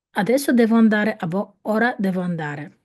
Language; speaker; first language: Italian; non-native, fluent; Ukrainian